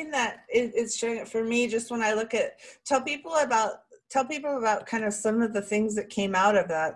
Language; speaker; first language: English; native; English